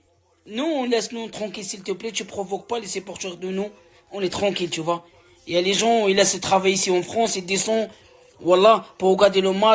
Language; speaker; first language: French; non-native, learner; Arabic